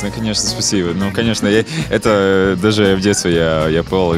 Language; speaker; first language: Russian; non-native, fluent; Latvian